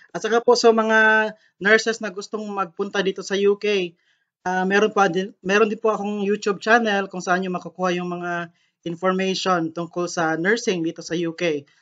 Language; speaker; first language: Filipino; non-native, local second language; Cebuano